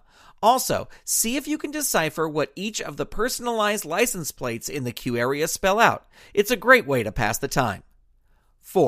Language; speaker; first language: English; native; English